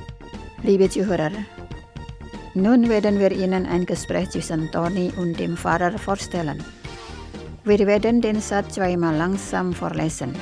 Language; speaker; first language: German; non-native, fluent; Indonesian